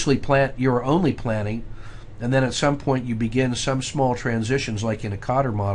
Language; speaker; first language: English; native; English